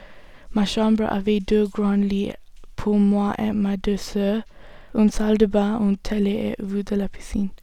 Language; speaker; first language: French; non-native, learner; English